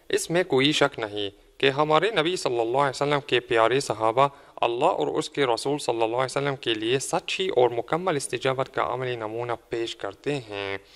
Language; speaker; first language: Urdu; non-native, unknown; Arabic